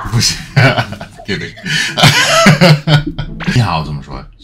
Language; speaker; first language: Chinese; non-native, fluent; English